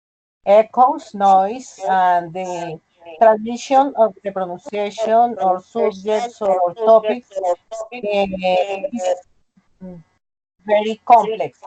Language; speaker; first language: English; non-native, learner; Spanish